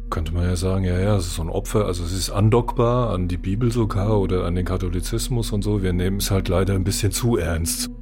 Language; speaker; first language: German; native; German